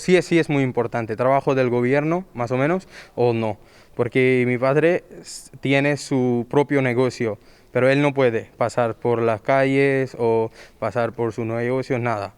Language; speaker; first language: Spanish; non-native, learner; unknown